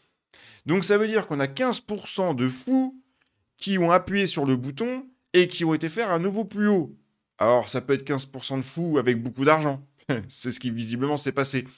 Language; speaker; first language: French; native; French